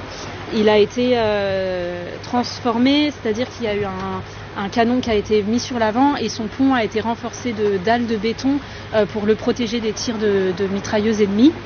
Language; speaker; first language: French; native; French